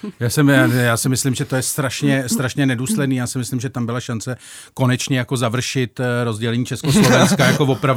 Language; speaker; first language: Czech; native; Czech